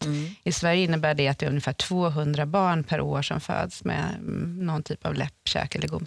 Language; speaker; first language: Swedish; native; Swedish